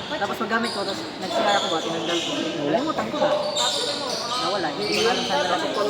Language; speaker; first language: Filipino; non-native, local second language; Cebuano